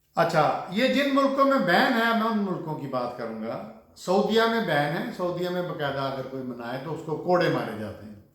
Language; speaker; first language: Urdu; native; Urdu